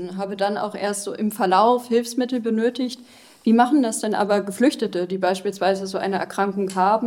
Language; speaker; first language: German; native; German